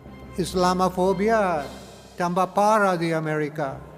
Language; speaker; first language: Indonesian; non-native, learner; English